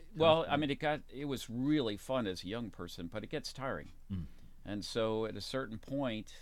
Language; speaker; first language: English; native; English